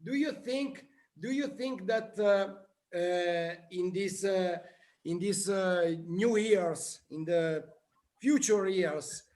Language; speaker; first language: English; non-native, learner; Italian